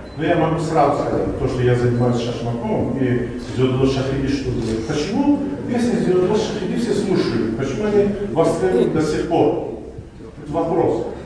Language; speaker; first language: Russian; non-native, local second language; Tajik